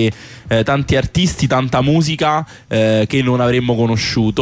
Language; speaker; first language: Italian; native; Italian